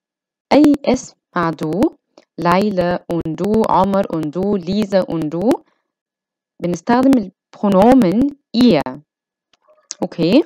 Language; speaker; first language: German; non-native, fluent; Arabic